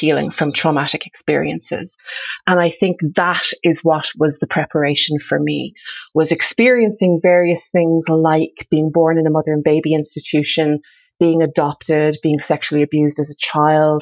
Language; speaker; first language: English; native; English